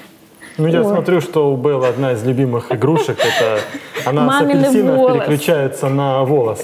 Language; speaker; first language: Russian; native; Russian